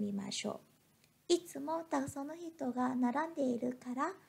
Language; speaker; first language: Japanese; non-native, fluent; Vietnamese